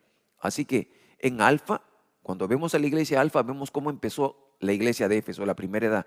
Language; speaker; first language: Spanish; native; Spanish